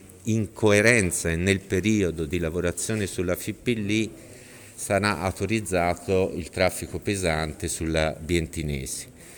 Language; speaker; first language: Italian; native; Italian